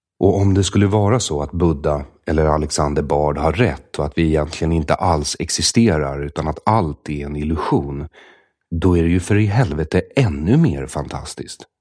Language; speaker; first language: Swedish; native; Swedish